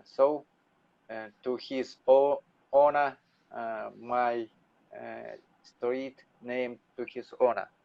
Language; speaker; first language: English; non-native, learner; Russian